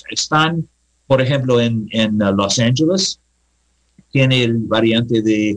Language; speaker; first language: Spanish; non-native, learner; English